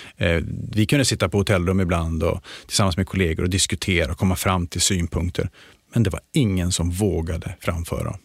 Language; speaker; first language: Swedish; native; Swedish